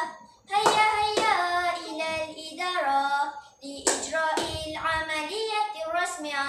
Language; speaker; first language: Arabic; non-native, learner; Malay